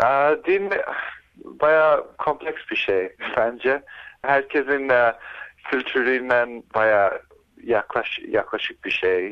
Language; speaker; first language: Turkish; early bilingual, heritage; Turkish